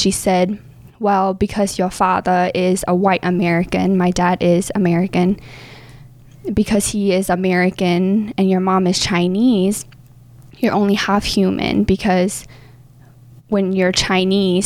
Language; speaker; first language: English; native; English